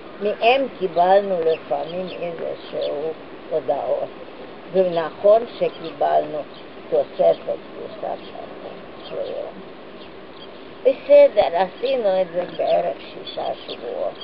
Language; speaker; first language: Hebrew; non-native, fluent; Hungarian